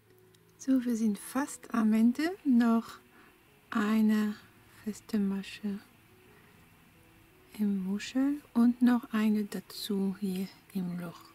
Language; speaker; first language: German; non-native, fluent; French